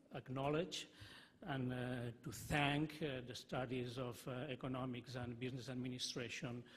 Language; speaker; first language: English; non-native, fluent; Catalan